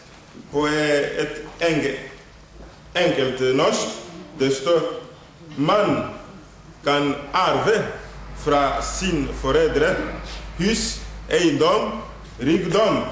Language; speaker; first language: Swedish; non-native, learner; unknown